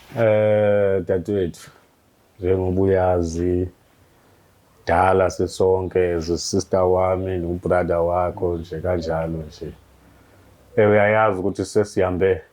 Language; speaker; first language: Zulu; non-native, local second language; Xhosa